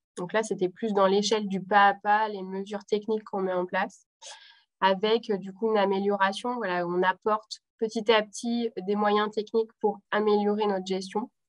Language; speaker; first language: French; native; French